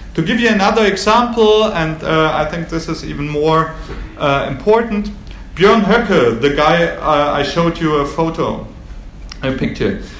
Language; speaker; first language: English; non-native, fluent; German